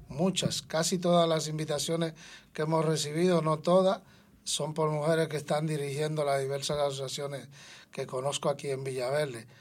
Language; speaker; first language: Spanish; native; Spanish